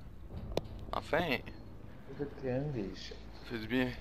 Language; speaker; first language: French; native; French